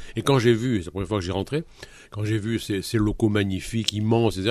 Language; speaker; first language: French; native; French